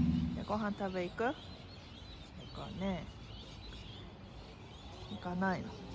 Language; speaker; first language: Japanese; native; Japanese